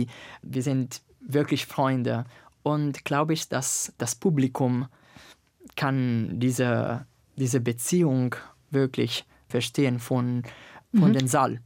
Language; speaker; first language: German; non-native, learner; Italian